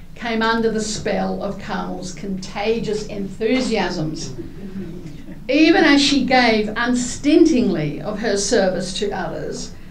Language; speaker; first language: English; native; English